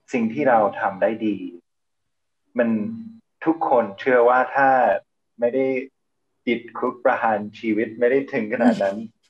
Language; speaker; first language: Thai; non-native, fluent; English